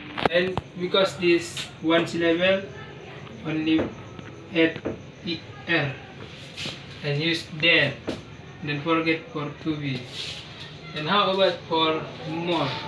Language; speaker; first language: English; non-native, learner; Indonesian